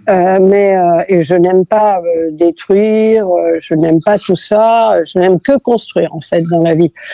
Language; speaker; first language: French; early bilingual, other home language; Catalan